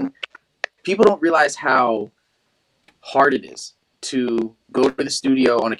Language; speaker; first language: English; native; English